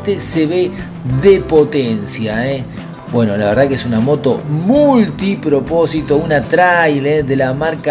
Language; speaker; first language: Spanish; native; Spanish